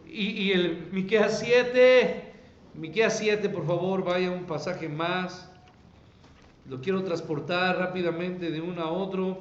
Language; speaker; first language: Spanish; native; Spanish